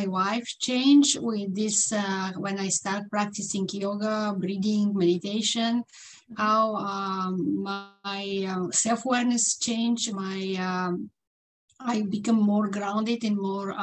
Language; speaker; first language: English; non-native, fluent; Bulgarian